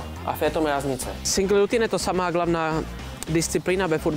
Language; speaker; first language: Russian; non-native, learner; Czech